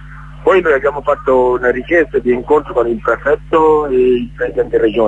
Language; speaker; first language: Italian; non-native, fluent; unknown